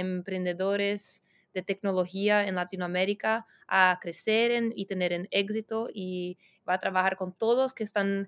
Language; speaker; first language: Spanish; non-native, fluent; Portuguese